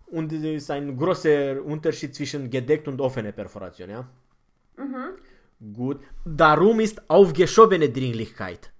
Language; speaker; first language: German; non-native, fluent; Romanian